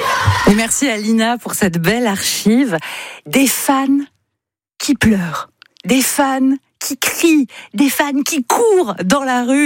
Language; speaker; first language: French; native; French